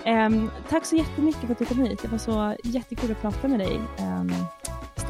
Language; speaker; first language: Swedish; native; Swedish